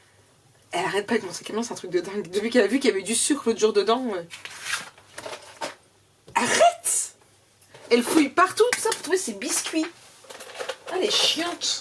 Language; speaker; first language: French; native; French